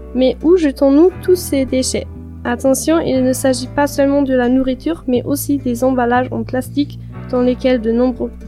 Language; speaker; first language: French; non-native, fluent; German